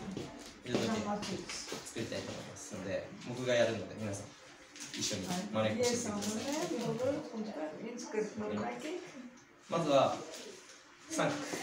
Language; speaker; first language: Japanese; native; Japanese